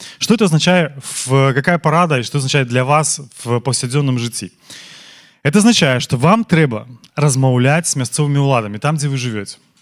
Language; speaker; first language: Belarusian; non-native, local second language; Russian